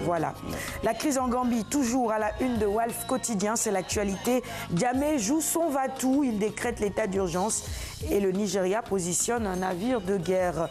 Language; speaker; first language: French; non-native, local second language; Wolof